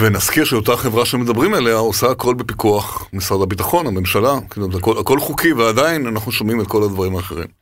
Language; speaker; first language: Hebrew; native; Hebrew